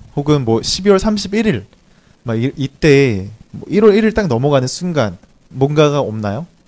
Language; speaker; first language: Korean; native; Korean